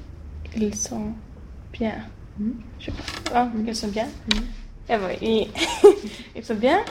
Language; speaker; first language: French; non-native, learner; Swedish